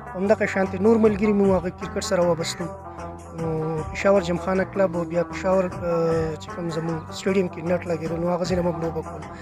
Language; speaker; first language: Pashto; non-native, local second language; Khowar